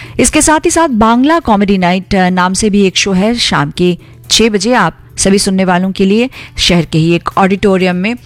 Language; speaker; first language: Hindi; non-native, local second language; Bangla